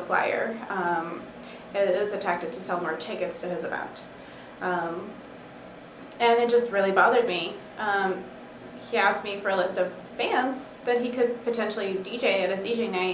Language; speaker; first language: English; native; English